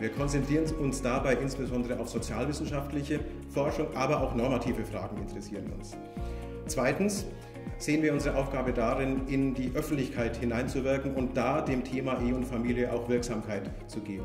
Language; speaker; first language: German; native; German